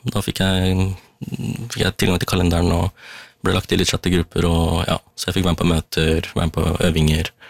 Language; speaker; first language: Norwegian; early bilingual, other home language; Tamil